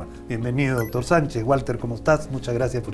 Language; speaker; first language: Spanish; native; Spanish